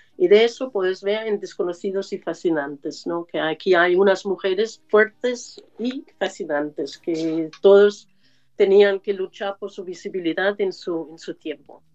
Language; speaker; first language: Spanish; non-native, fluent; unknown